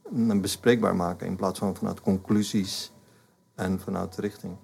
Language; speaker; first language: Dutch; non-native, fluent; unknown